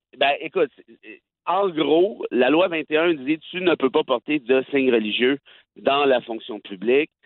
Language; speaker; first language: French; native; French